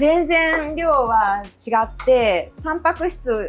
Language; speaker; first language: Japanese; native; Japanese